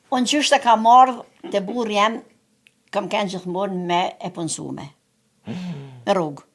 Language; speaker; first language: Albanian; native; Albanian